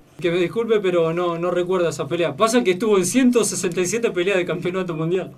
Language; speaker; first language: Spanish; native; Spanish